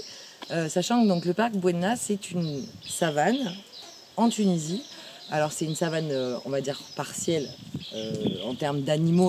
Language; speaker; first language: French; native; French